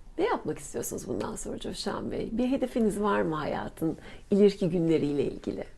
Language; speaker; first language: Turkish; native; Turkish